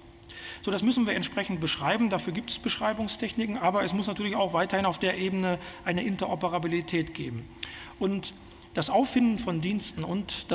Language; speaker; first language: German; native; German